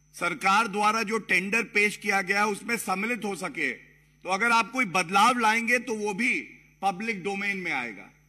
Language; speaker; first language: Hindi; native; Hindi